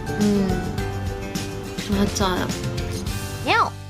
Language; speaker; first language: Korean; non-native, learner; Japanese